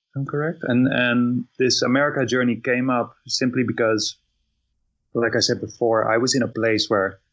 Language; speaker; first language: English; non-native, fluent; Dutch